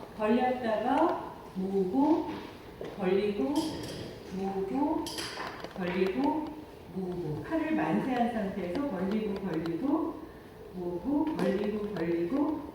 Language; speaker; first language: Korean; native; Korean